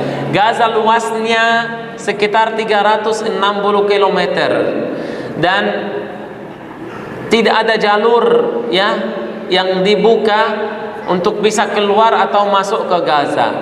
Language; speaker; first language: Indonesian; non-native, fluent; Arabic